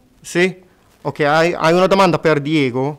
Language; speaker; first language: Italian; non-native, fluent; English